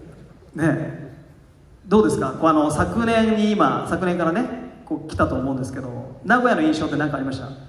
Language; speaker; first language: Japanese; native; Japanese